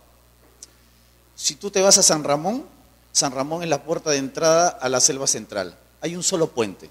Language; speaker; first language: Spanish; native; Spanish